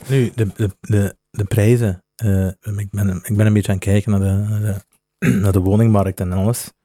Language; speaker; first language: Dutch; native; Dutch